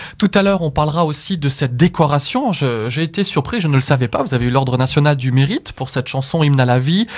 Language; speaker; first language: French; native; French